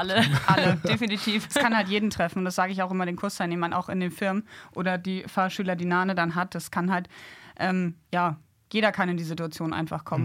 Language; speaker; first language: German; native; German